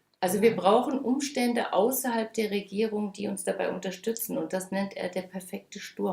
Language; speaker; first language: German; native; German